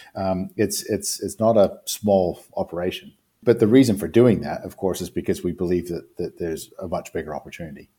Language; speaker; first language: English; native; English